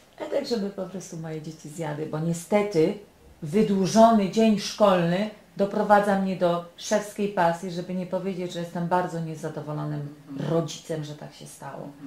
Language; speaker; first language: Polish; native; Polish